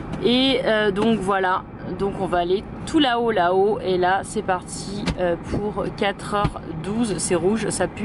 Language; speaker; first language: French; native; French